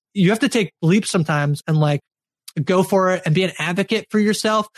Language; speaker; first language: English; native; English